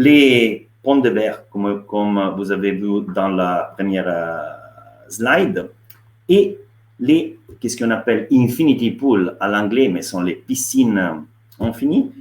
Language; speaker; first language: French; non-native, fluent; Italian